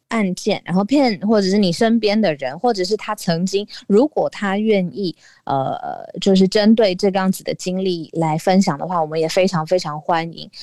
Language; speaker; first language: Chinese; native; Chinese